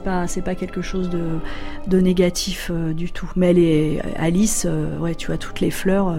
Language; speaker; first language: French; native; French